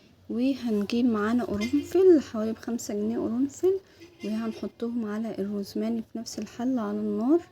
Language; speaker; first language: Arabic; native; Arabic